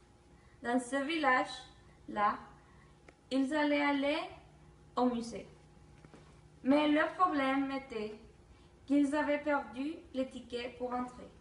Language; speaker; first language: French; non-native, learner; Spanish